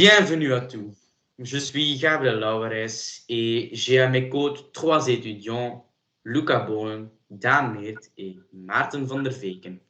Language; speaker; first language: French; non-native, learner; Dutch